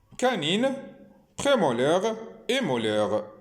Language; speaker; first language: French; non-native, local second language; Arabic